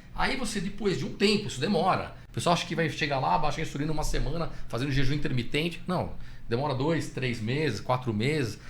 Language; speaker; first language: Portuguese; native; Portuguese